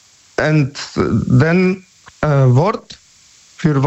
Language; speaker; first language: German; non-native, learner; Polish